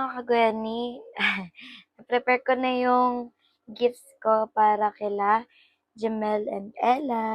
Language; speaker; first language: Filipino; native; Filipino